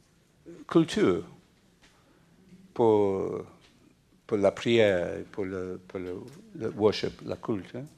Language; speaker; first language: French; non-native, fluent; English